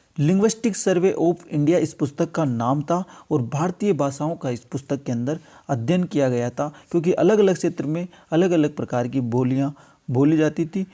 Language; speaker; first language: Hindi; native; Hindi